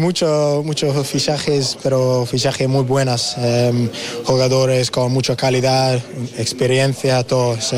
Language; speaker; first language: Spanish; non-native, learner; English